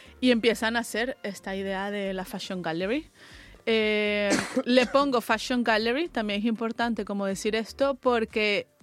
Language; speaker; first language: Spanish; native; Spanish